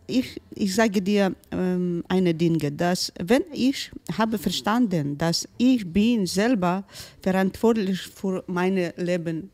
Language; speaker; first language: German; non-native, learner; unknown